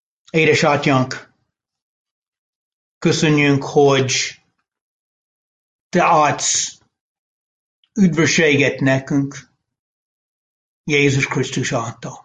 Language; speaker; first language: Hungarian; non-native, fluent; English